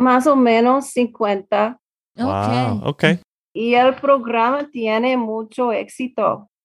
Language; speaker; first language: Spanish; non-native, learner; English